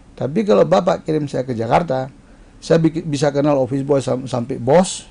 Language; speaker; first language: Indonesian; non-native, local second language; Achinese